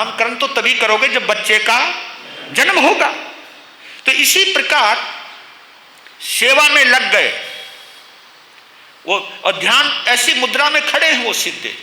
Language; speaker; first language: Hindi; native; Hindi